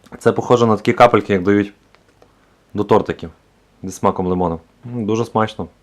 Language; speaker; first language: Ukrainian; native; Ukrainian